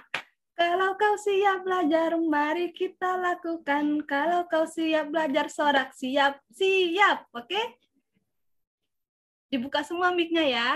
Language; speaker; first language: Indonesian; native; Indonesian